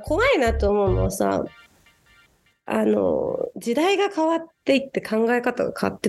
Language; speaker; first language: Japanese; native; Japanese